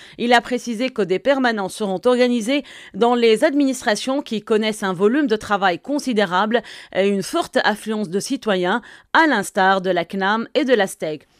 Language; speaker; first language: French; non-native, local second language; Arabic